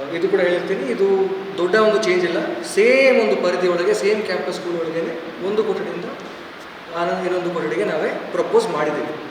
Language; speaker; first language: Kannada; non-native, fluent; Odia